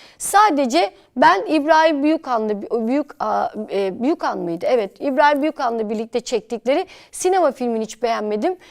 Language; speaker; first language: Turkish; native; Turkish